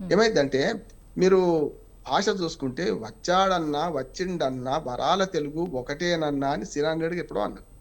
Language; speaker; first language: Telugu; native; Telugu